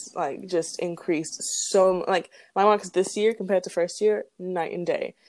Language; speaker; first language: English; native; English